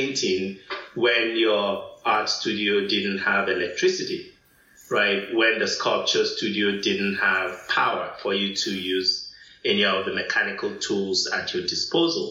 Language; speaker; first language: English; non-native, local second language; Igbo